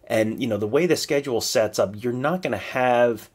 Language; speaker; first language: English; native; English